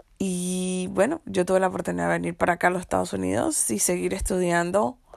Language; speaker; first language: Spanish; non-native, local second language; English